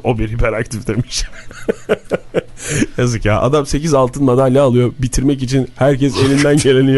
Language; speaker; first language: Turkish; native; Turkish